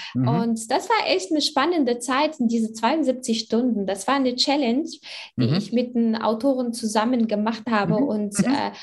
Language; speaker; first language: German; early bilingual, other home language; Arabic